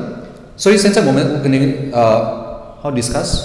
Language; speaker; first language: Chinese; non-native, learner; English